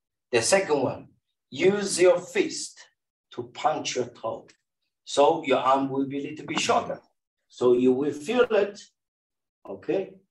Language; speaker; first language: English; non-native, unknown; Chinese